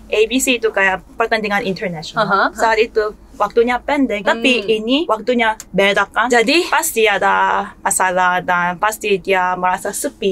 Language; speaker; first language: Indonesian; non-native, fluent; Korean